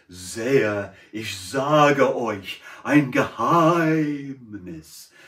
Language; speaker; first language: German; non-native, fluent; English